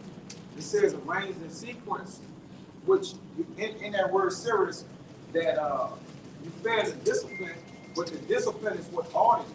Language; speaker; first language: English; native; English